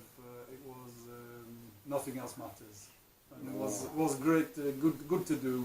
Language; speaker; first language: English; non-native, fluent; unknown